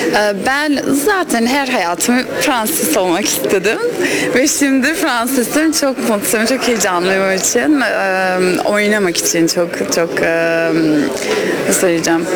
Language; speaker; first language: Turkish; non-native, learner; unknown